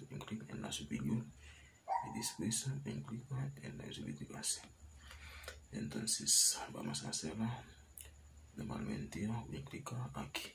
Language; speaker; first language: Spanish; non-native, learner; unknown